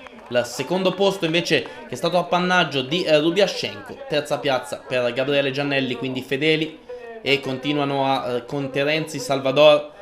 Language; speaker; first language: Italian; native; Italian